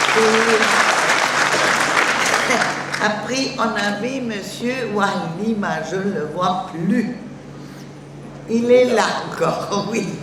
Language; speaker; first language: French; non-native, learner; German